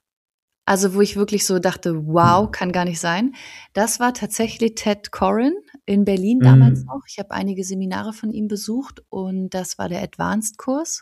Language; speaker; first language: German; native; German